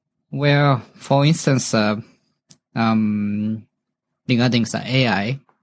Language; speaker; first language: English; non-native, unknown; Japanese